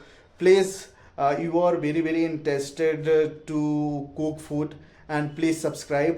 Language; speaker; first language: English; non-native, learner; Hindi